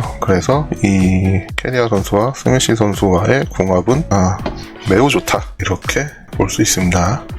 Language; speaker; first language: Korean; native; Korean